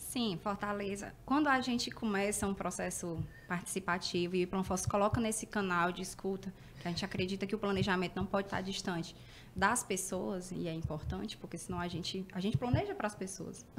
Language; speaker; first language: Portuguese; native; Portuguese